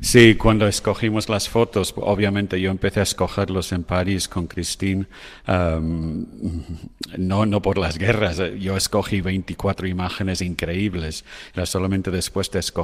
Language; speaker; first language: Spanish; non-native, fluent; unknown